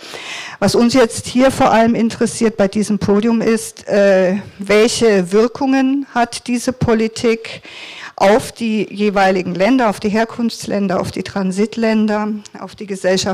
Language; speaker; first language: German; native; German